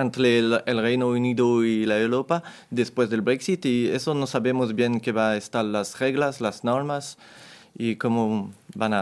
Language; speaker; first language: Spanish; non-native, fluent; French